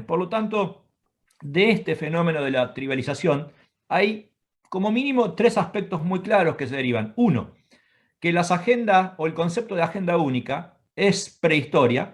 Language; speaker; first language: Spanish; native; Spanish